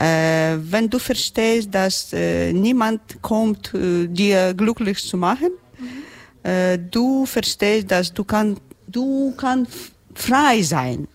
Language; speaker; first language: German; non-native, learner; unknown